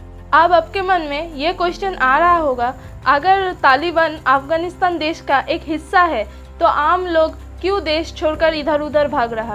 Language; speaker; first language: Hindi; non-native, local second language; Bangla